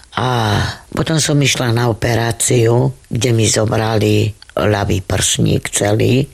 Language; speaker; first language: Slovak; non-native, local second language; Romany